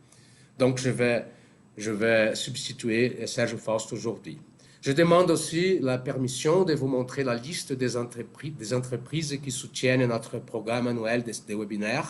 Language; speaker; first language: French; non-native, fluent; Portuguese